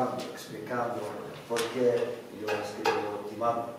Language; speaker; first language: Spanish; non-native, learner; Greek